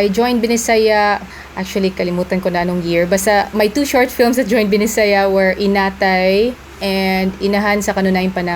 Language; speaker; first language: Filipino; non-native, local second language; Cebuano